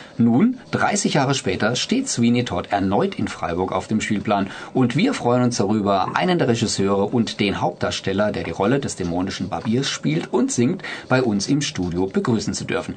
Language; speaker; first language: German; native; German